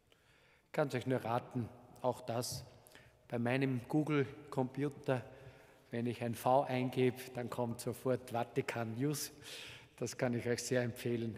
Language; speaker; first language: German; native; German